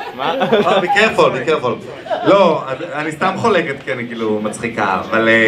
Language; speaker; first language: Hebrew; native; Hebrew